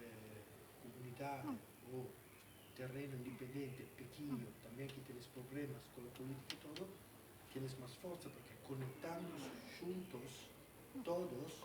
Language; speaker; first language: Spanish; non-native, learner; Italian